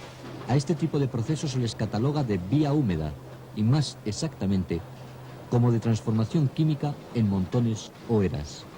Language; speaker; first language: Spanish; native; Spanish